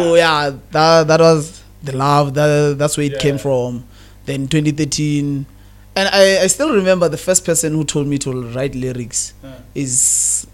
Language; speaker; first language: English; non-native, local second language; Xhosa